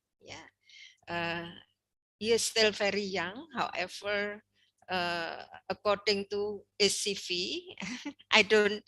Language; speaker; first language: English; non-native, learner; Indonesian